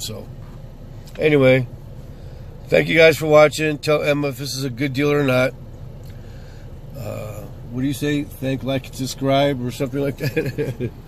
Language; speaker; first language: English; native; English